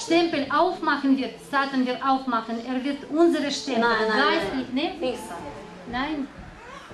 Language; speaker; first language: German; non-native, learner; Russian